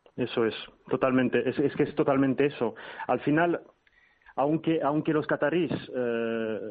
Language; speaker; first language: Spanish; early bilingual, heritage; French